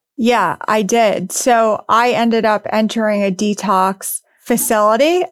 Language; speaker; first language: English; native; English